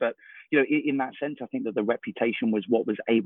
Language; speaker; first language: English; native; English